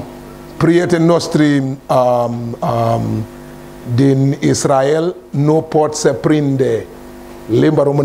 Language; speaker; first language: Romanian; non-native, learner; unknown